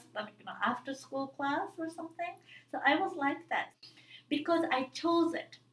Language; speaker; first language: English; non-native, fluent; Japanese